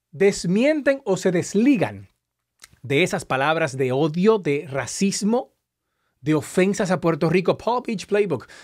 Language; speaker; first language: Spanish; native; Spanish